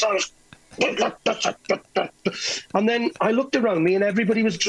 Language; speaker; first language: English; native; English